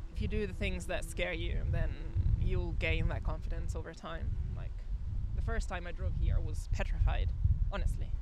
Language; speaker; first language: English; non-native, fluent; Italian